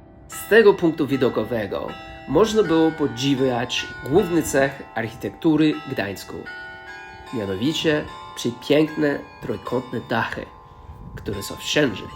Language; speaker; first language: Polish; non-native, fluent; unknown